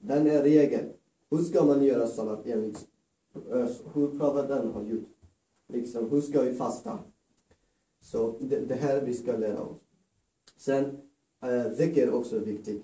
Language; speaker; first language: Swedish; non-native, fluent; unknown